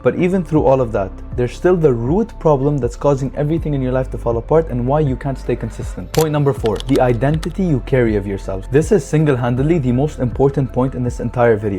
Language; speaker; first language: English; non-native, fluent; Arabic